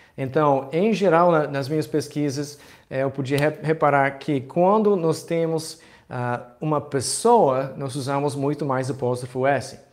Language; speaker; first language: Portuguese; non-native, fluent; English